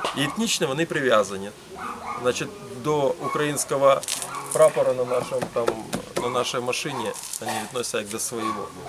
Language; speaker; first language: Ukrainian; early bilingual, heritage; Ukrainian